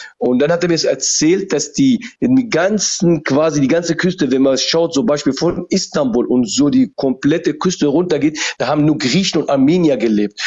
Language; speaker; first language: German; early bilingual, other home language; Turoyo